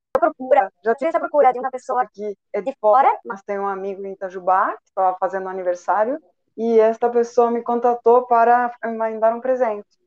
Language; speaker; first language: Portuguese; non-native, fluent; Spanish